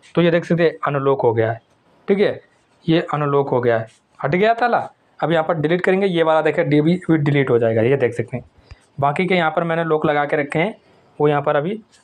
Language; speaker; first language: Hindi; native; Hindi